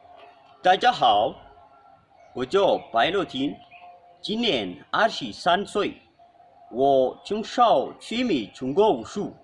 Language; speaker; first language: Chinese; non-native, learner; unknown